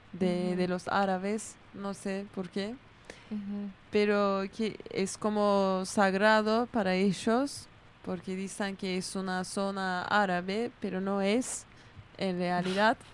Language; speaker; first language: Spanish; non-native, fluent; Kurdish